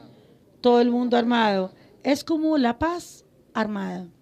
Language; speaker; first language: Spanish; non-native, fluent; Portuguese